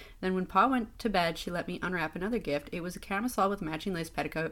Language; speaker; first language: English; native; English